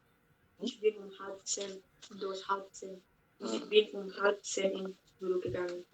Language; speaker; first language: German; non-native, learner; Bangla